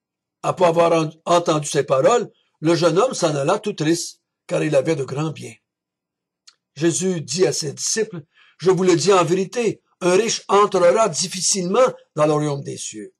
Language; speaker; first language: French; native; French